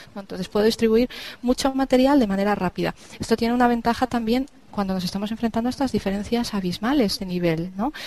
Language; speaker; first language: Spanish; native; Spanish